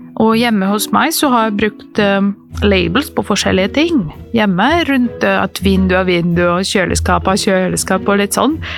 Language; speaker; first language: Norwegian; non-native, fluent; Serbian